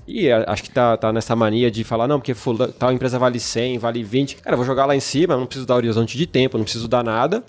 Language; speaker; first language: Portuguese; native; Portuguese